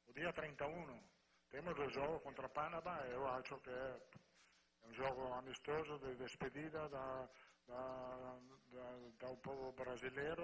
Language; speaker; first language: Portuguese; non-native, fluent; Spanish